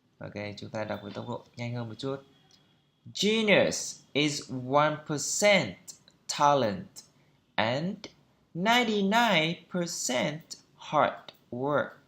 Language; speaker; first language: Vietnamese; native; Vietnamese